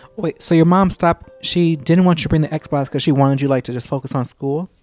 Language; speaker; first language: English; native; English